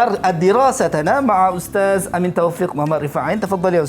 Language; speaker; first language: Arabic; non-native, fluent; Malay